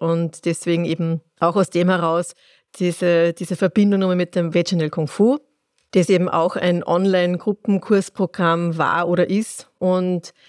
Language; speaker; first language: German; native; German